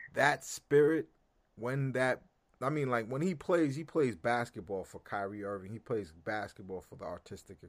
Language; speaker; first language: English; native; English